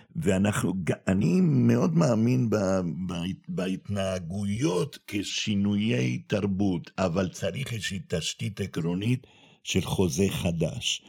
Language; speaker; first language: Hebrew; non-native, fluent; Spanish